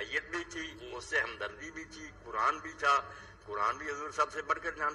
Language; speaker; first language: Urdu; non-native, local second language; Punjabi